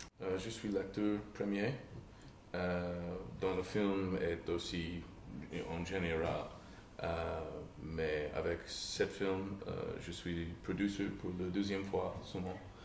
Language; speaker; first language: French; non-native, learner; English